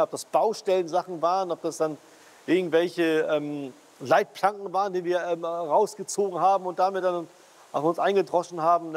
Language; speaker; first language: German; early bilingual, other home language; Urdu